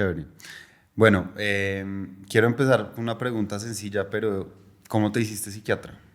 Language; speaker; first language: Spanish; native; Spanish